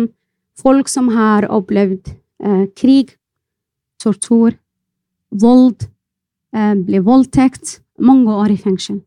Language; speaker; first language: Norwegian; non-native, fluent; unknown